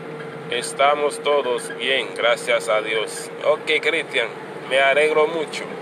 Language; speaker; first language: Spanish; non-native, learner; Haitian Creole